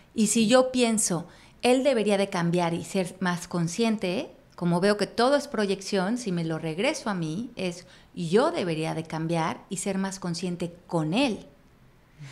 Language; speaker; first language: Spanish; native; Spanish